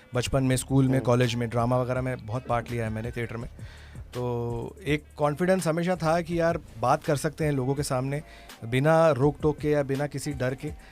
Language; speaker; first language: Hindi; non-native, local second language; Tamil